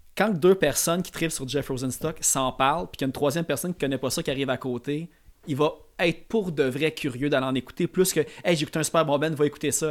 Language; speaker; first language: French; native; French